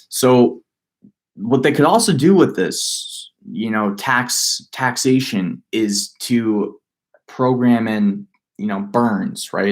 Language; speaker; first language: English; native; English